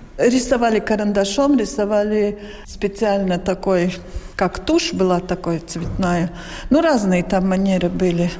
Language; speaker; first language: Russian; non-native, local second language; Latvian